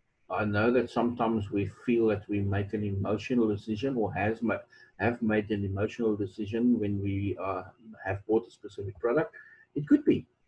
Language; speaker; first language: English; non-native, local second language; Afrikaans